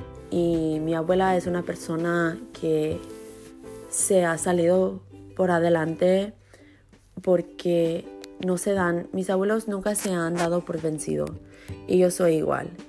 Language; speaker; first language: Spanish; early bilingual, other home language; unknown